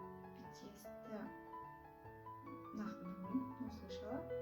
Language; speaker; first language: Russian; non-native, local second language; Kazakh